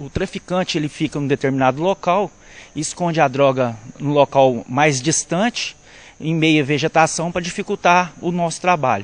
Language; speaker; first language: Portuguese; native; Portuguese